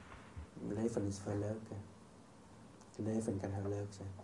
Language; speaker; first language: Dutch; non-native, fluent; Vietnamese